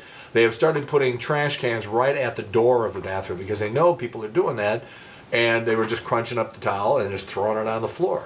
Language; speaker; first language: English; native; English